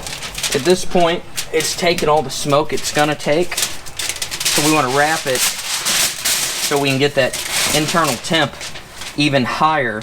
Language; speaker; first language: English; native; English